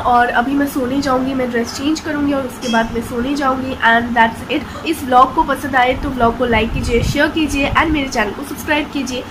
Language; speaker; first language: Hindi; non-native, local second language; Bangla